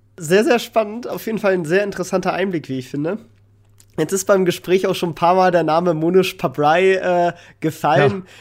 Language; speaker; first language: German; native; German